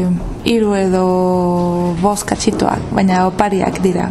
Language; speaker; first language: Basque; non-native, learner; Spanish